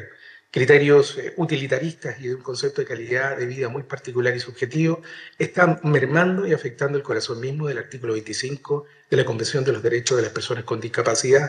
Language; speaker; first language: Spanish; native; Spanish